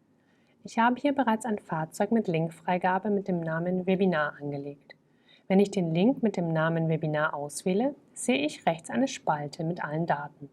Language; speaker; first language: German; native; German